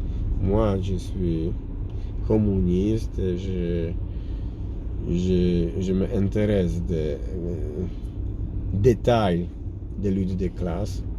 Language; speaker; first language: French; non-native, fluent; Polish